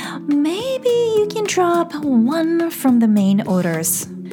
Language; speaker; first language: English; non-native, fluent; Japanese